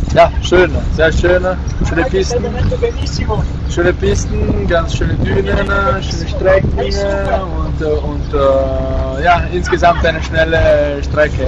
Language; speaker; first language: German; non-native, learner; Italian